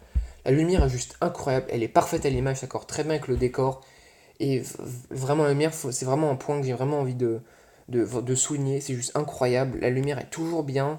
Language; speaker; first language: French; native; French